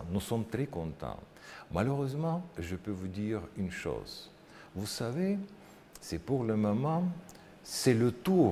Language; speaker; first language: French; non-native, learner; Russian